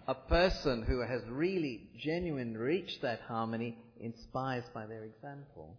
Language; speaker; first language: English; early bilingual, other home language; Italian